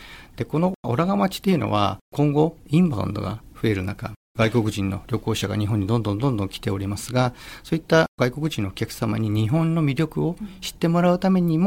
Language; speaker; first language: Japanese; native; Japanese